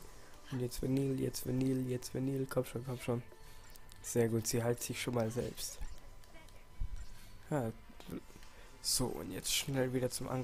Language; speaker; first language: German; native; German